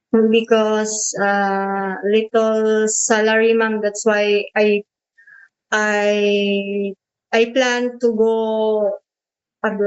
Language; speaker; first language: English; non-native, learner; Cebuano